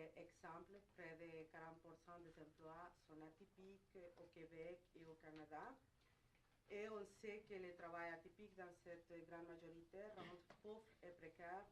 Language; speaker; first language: French; non-native, fluent; Spanish